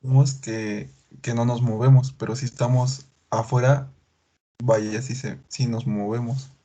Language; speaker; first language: Spanish; native; Spanish